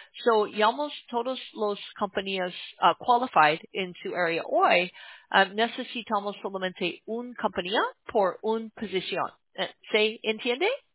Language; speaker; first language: Spanish; non-native, learner; English